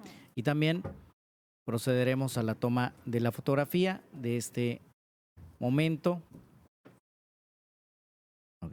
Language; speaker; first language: Spanish; native; Spanish